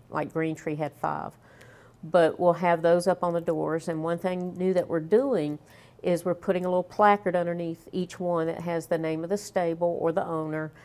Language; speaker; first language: English; native; English